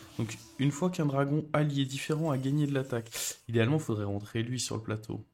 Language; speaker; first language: French; native; French